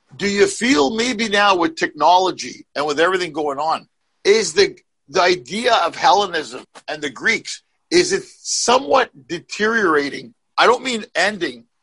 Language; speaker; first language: English; native; English